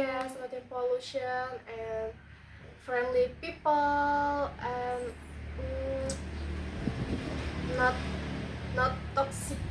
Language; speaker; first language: English; non-native, learner; Indonesian